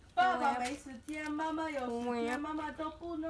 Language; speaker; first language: Chinese; early bilingual, heritage; Chinese